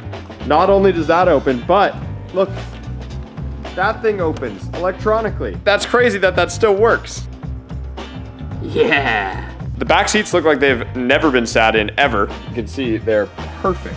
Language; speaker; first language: English; native; English